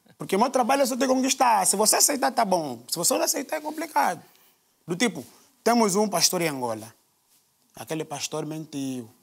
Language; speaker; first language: Portuguese; native; Portuguese